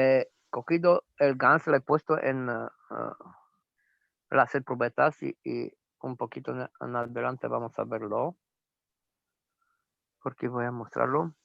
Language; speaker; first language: Spanish; non-native, fluent; Romanian